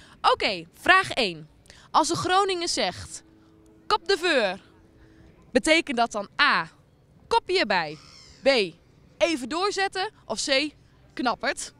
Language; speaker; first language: Dutch; native; Dutch